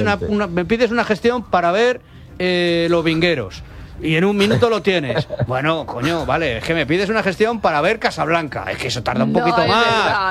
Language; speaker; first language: Spanish; native; Spanish